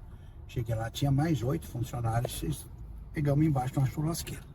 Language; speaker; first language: Portuguese; native; Portuguese